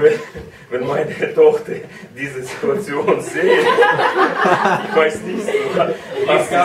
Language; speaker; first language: German; non-native, learner; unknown